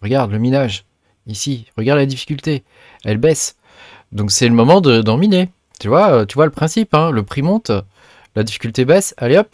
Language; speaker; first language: French; native; French